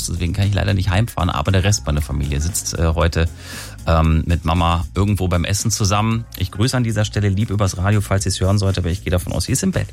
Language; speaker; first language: German; native; German